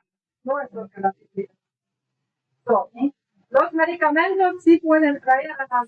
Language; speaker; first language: Spanish; non-native, learner; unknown